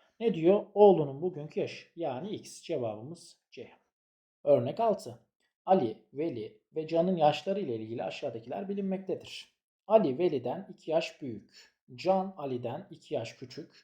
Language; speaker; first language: Turkish; native; Turkish